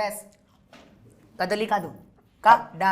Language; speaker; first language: Telugu; non-native, learner; Hindi